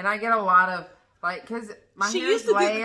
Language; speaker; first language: English; native; English